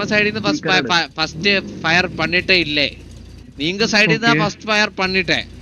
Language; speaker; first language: Tamil; non-native, learner; Malayalam